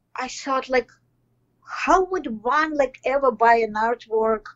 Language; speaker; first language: English; non-native, fluent; Russian